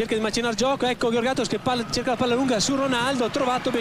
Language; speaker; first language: Italian; native; Italian